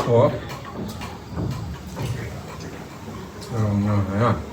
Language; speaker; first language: Hindi; non-native, local second language; Manipuri